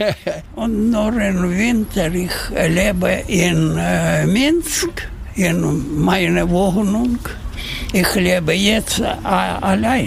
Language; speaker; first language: German; non-native, learner; Russian